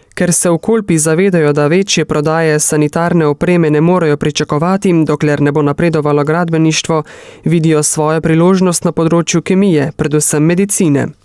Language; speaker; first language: Slovenian; native; Slovenian